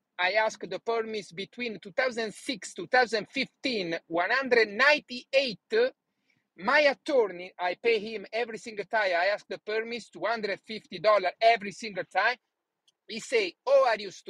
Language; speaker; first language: English; non-native, learner; Italian